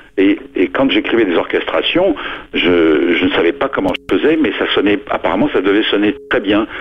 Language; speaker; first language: French; non-native, local second language; Arabic